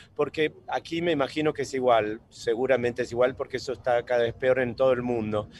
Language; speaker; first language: Spanish; native; Spanish